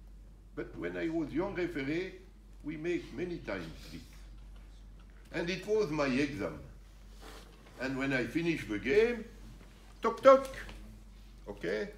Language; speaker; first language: English; non-native, learner; French